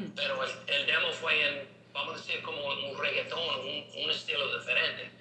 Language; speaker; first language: Spanish; non-native, learner; English